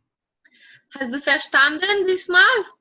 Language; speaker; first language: German; non-native, fluent; French